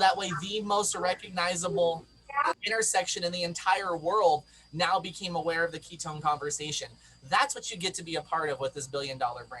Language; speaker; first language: English; native; English